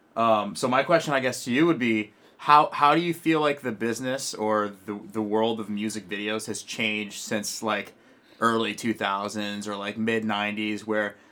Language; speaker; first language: English; native; English